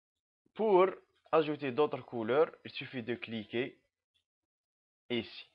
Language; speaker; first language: French; non-native, local second language; Arabic